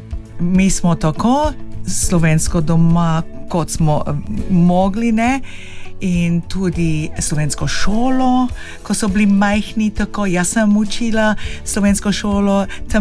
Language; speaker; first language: Slovenian; early bilingual, heritage; Slovenian